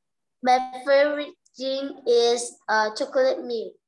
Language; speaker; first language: English; non-native, learner; Vietnamese